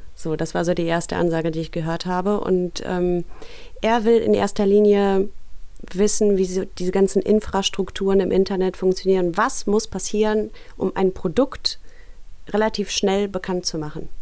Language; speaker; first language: German; early bilingual, other home language; Russian